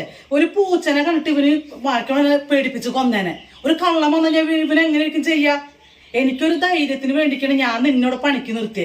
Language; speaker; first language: Malayalam; native; Malayalam